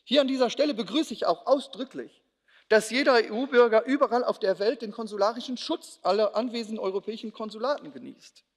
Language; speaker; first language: German; non-native, local second language; Luxembourgish